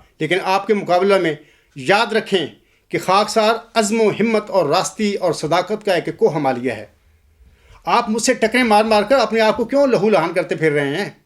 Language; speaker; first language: Urdu; non-native, local second language; Punjabi